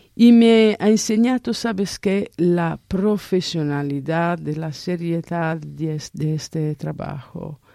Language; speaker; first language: Spanish; non-native, fluent; Italian